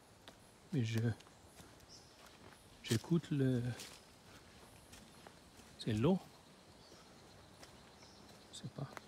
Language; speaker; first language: French; non-native, learner; Chinese